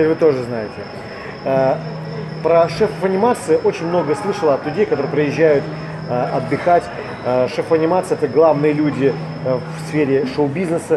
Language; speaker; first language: Russian; native; Russian